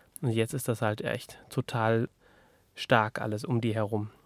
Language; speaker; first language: German; native; German